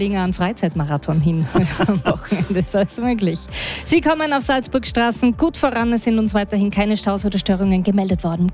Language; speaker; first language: German; native; German